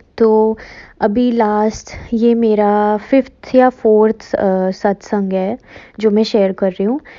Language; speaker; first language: Hindi; native; Hindi